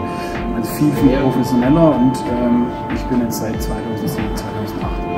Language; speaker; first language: German; native; German